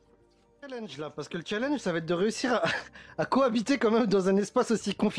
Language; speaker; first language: French; native; French